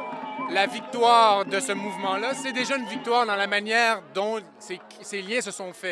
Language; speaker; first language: French; native; French